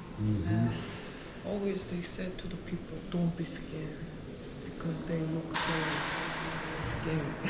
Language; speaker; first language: English; non-native, learner; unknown